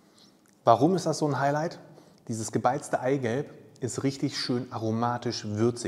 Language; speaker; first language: German; native; German